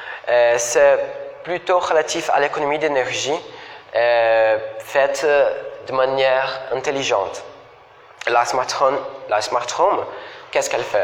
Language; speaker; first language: French; non-native, fluent; Portuguese